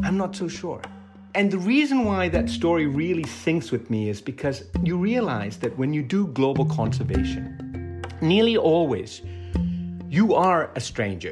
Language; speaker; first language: English; non-native, local second language; Tamil